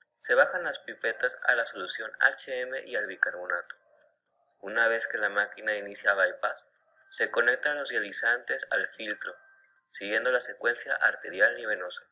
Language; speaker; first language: Spanish; native; Spanish